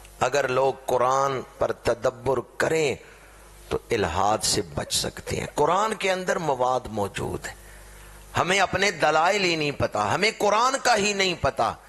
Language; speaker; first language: Urdu; non-native, local second language; Punjabi